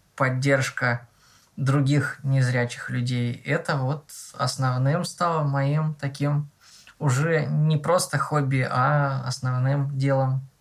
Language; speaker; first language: Russian; native; Russian